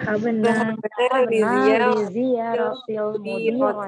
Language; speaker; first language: Arabic; non-native, learner; Indonesian